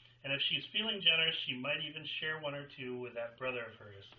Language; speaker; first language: English; native; English